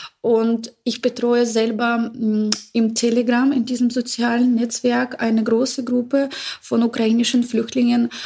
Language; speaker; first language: German; non-native, learner; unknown